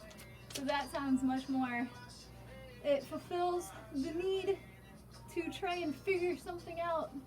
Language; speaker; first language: English; native; English